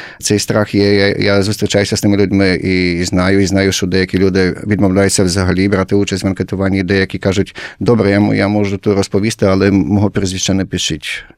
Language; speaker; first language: Ukrainian; early bilingual, heritage; Ukrainian